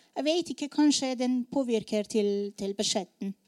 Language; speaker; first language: Norwegian; non-native, learner; Persian